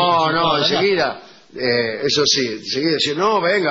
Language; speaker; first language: Spanish; native; Spanish